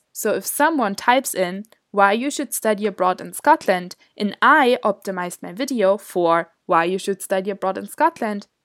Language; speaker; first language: English; non-native, fluent; German